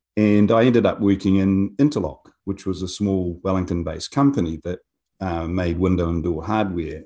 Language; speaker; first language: English; native; English